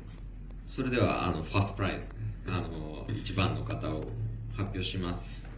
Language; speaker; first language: Japanese; native; Japanese